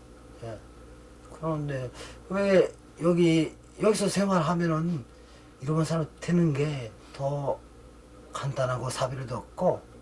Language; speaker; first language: Korean; early bilingual, heritage; Korean